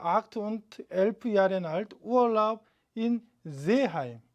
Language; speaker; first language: German; non-native, fluent; Korean